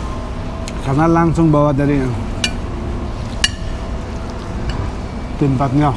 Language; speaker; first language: Indonesian; non-native, fluent; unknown